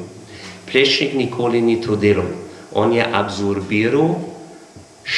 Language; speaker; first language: Slovenian; non-native, learner; English